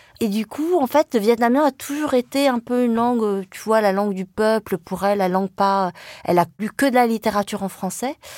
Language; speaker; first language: French; early bilingual, other home language; Vietnamese